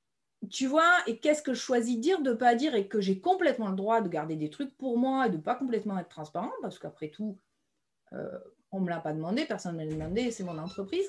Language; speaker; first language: French; native; French